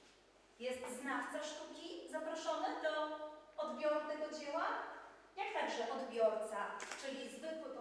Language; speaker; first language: Polish; native; Polish